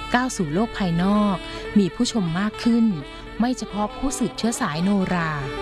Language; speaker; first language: Thai; native; Thai